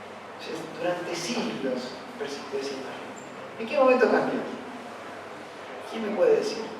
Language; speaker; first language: Spanish; native; Spanish